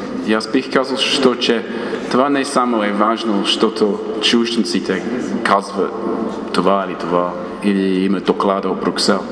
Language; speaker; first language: Bulgarian; non-native, fluent; English